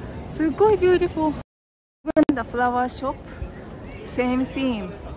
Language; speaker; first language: English; non-native, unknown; Japanese